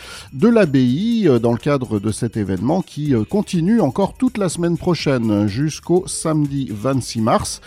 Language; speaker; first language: French; native; French